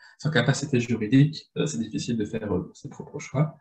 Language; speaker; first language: French; native; French